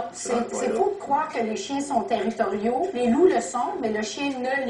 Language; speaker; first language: French; native; French